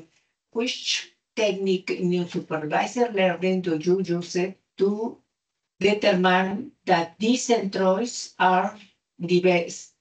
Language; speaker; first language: English; non-native, learner; Spanish